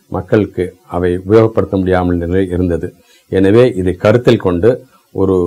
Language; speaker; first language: Tamil; native; Tamil